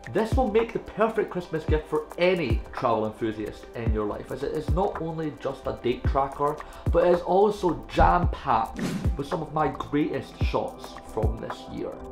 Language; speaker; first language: English; native; English